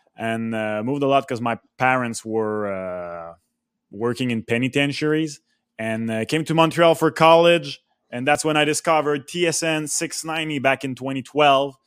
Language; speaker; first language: English; non-native, local second language; French